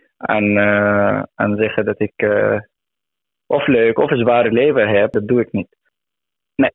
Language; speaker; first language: Dutch; non-native, learner; Arabic